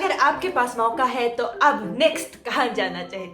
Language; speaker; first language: Hindi; non-native, fluent; Japanese